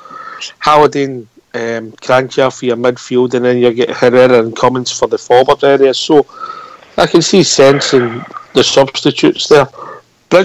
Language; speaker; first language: English; native; English